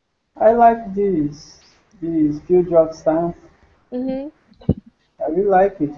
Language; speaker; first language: English; non-native, learner; Portuguese